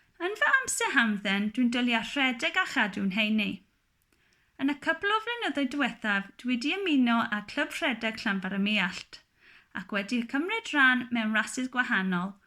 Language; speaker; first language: Welsh; non-native, local second language; English